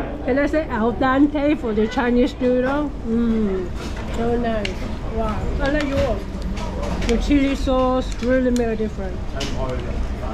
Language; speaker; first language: English; non-native, local second language; Cantonese